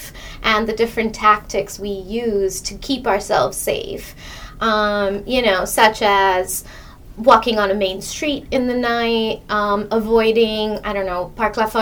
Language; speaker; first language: English; non-native, local second language; Hindi